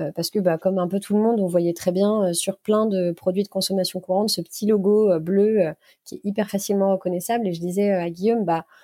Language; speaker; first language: French; native; French